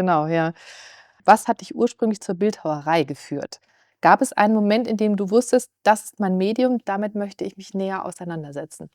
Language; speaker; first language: German; native; German